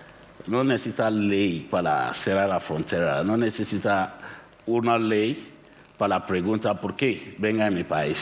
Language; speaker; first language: Spanish; non-native, learner; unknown